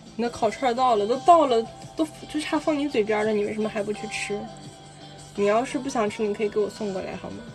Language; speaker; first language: Chinese; native; Chinese